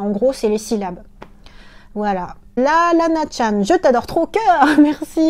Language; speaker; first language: French; native; French